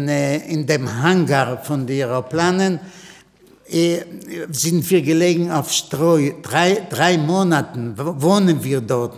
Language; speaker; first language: German; non-native, fluent; Yiddish